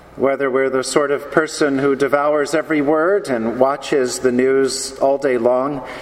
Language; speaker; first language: English; native; English